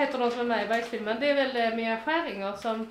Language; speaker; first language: Swedish; native; Swedish